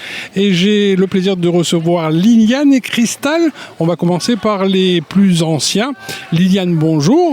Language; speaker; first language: French; native; French